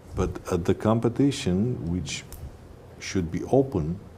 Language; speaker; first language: English; non-native, fluent; Romanian